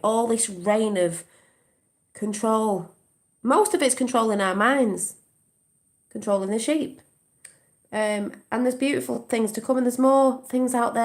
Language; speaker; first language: English; native; English